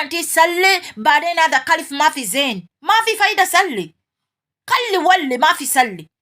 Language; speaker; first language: Arabic; non-native, learner; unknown